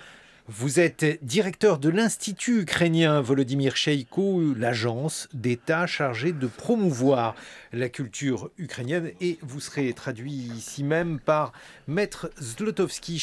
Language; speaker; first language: French; native; French